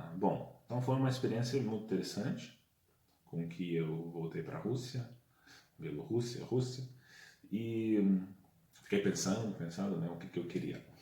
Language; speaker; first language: Portuguese; non-native, fluent; Russian